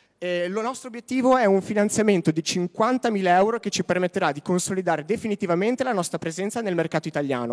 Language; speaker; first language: Italian; native; Italian